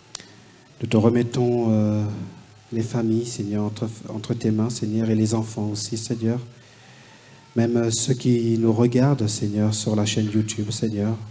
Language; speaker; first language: French; native; French